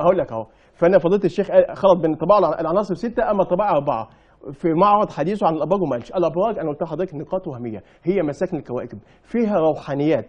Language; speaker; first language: Arabic; native; Arabic